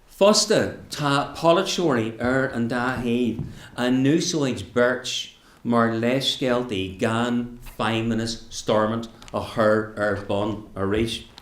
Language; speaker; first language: Irish; non-native, local second language; English